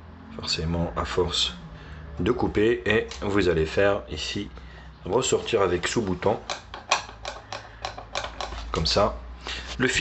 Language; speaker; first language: French; native; French